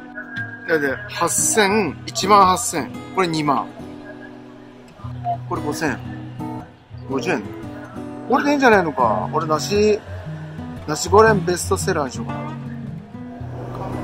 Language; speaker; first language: Japanese; native; Japanese